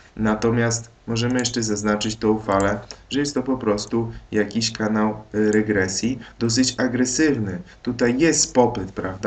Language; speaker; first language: Polish; native; Polish